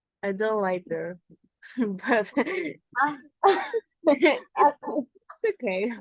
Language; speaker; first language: English; non-native, learner; Spanish